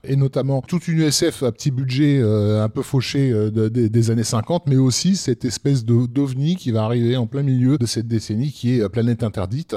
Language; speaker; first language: French; native; French